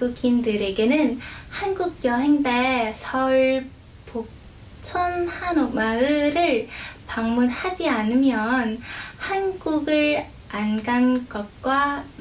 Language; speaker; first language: Korean; non-native, learner; Thai